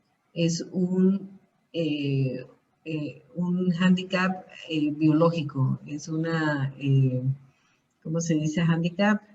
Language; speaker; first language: Spanish; early bilingual, heritage; Spanish